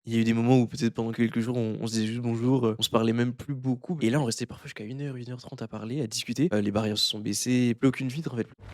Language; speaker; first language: French; native; French